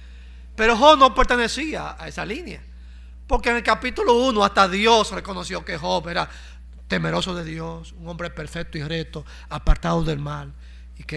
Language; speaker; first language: Spanish; native; Spanish